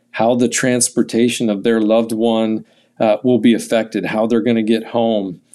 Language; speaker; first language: English; native; English